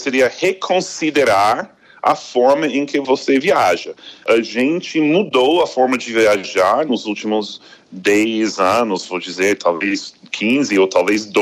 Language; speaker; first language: Portuguese; non-native, fluent; English